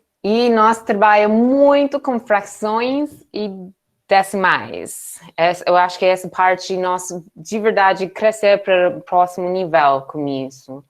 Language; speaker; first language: Portuguese; non-native, learner; English